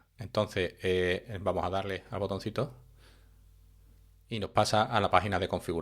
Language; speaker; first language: Spanish; native; Spanish